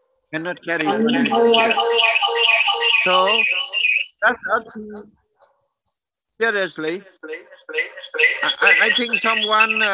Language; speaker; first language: English; non-native, learner; Vietnamese